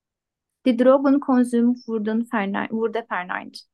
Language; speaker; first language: German; non-native, learner; Turkish